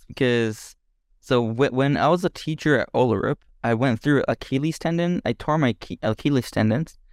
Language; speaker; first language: English; non-native, fluent; Japanese